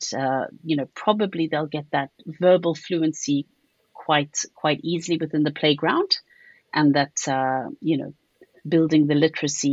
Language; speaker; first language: English; native; English